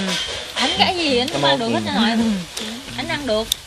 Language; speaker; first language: Vietnamese; native; Vietnamese